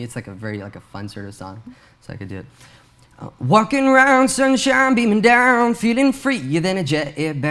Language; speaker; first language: English; early bilingual, other home language; Urdu